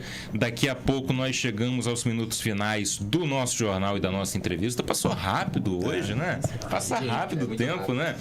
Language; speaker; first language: Portuguese; native; Portuguese